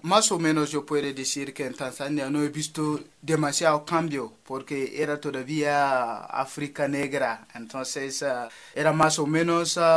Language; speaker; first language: Spanish; non-native, fluent; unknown